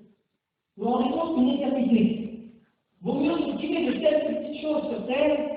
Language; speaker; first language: French; native; French